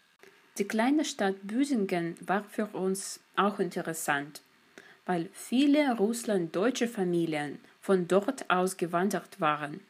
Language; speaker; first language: German; non-native, fluent; Russian